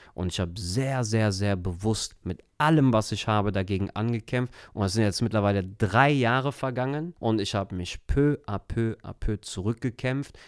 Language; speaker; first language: German; early bilingual, other home language; Turkish